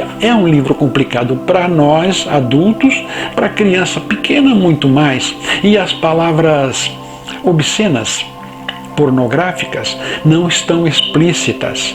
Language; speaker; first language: Portuguese; native; Portuguese